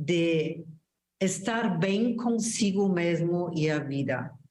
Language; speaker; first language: Portuguese; non-native, fluent; German